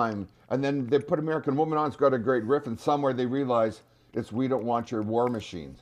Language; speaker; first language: English; native; English